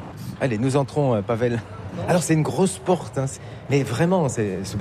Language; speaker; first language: French; native; French